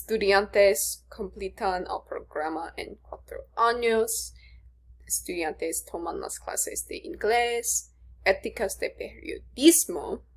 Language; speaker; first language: Spanish; non-native, learner; English